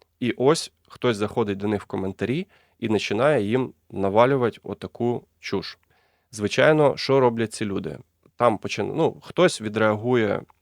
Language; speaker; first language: Ukrainian; non-native, local second language; Russian